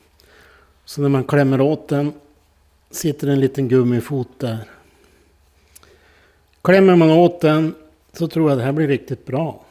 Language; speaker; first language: Swedish; native; Swedish